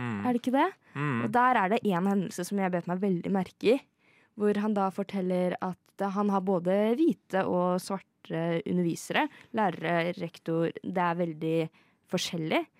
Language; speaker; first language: Norwegian; native; Norwegian